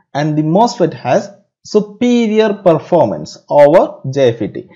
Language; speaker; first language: English; non-native, local second language; Malayalam